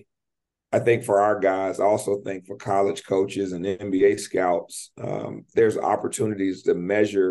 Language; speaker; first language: English; native; English